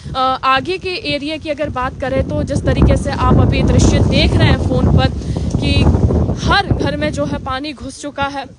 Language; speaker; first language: Hindi; non-native, local second language; Gujarati